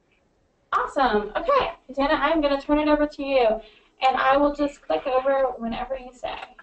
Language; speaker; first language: English; native; English